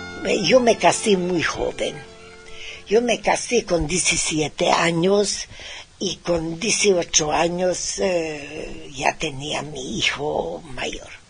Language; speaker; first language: Spanish; non-native, fluent; Hungarian